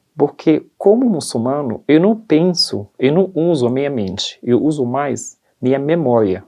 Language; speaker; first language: Portuguese; non-native, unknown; Arabic